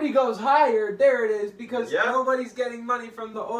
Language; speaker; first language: English; native; English